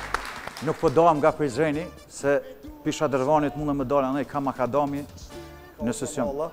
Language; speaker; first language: Albanian; native; Albanian